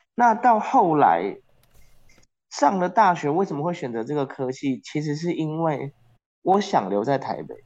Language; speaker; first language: Chinese; non-native, local second language; Min Nan Chinese